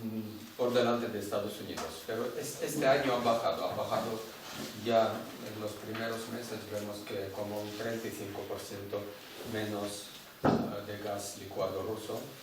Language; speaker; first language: Spanish; non-native, fluent; Russian